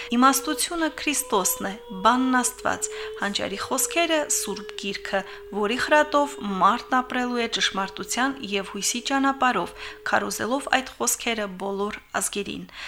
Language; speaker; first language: Armenian; native; Armenian